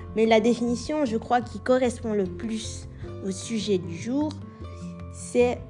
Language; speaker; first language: French; native; French